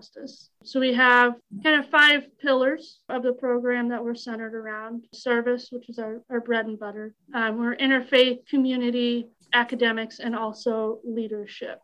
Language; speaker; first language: English; native; English